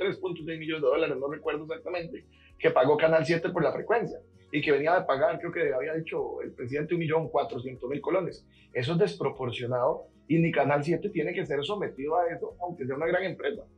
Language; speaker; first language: Spanish; native; Spanish